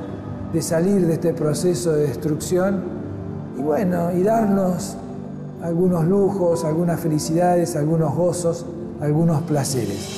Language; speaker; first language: Spanish; native; Spanish